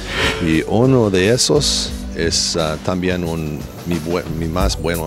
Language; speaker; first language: Spanish; non-native, learner; English